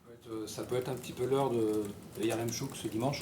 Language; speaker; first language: French; native; French